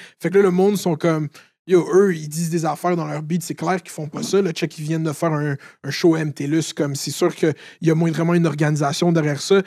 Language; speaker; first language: French; native; French